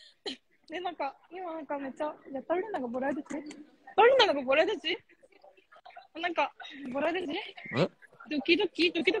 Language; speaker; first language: Japanese; non-native, learner; Korean